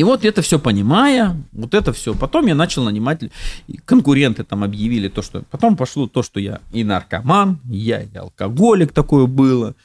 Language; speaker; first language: Russian; native; Russian